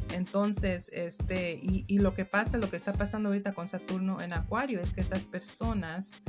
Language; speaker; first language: Spanish; non-native, fluent; English